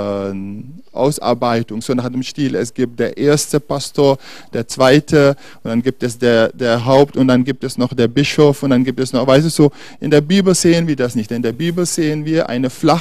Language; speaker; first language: German; non-native, fluent; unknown